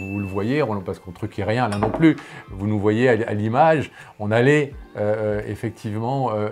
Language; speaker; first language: French; native; French